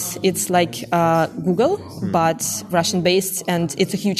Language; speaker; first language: English; non-native, fluent; Russian